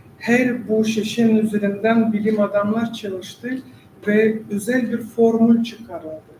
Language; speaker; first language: Turkish; non-native, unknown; Russian